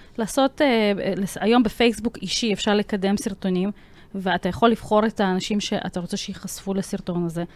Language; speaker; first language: Hebrew; early bilingual, other home language; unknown